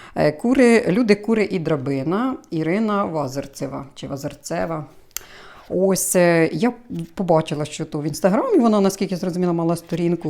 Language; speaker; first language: Ukrainian; native; Ukrainian